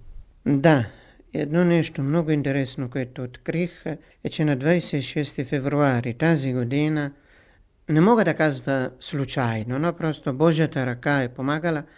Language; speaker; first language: Bulgarian; non-native, fluent; Italian